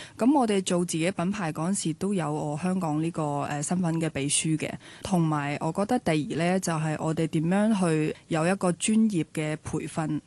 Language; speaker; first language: Cantonese; early bilingual, other home language; Chinese